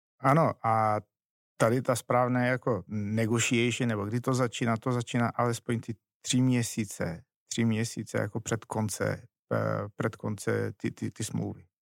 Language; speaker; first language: Czech; non-native, fluent; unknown